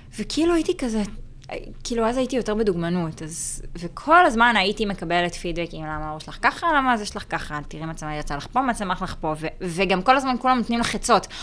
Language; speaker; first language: Hebrew; native; Hebrew